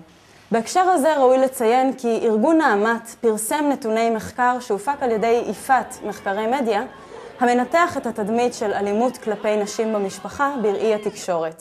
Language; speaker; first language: Hebrew; native; Hebrew